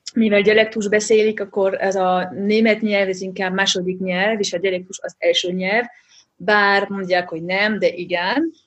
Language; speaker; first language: Hungarian; non-native, fluent; French